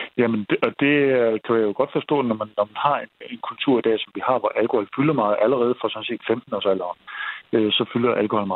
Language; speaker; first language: Danish; native; Danish